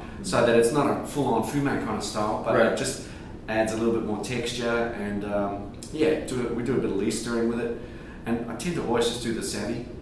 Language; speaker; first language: English; native; English